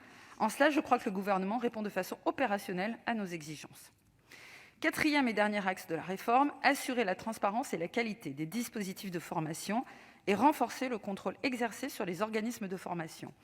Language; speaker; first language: French; native; French